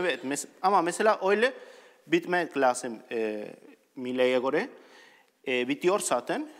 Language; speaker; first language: Turkish; non-native, learner; Spanish